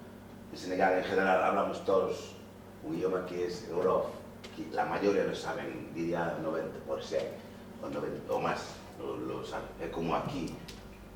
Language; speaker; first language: Spanish; non-native, fluent; Wolof